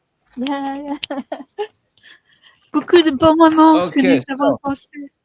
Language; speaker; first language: French; non-native, fluent; English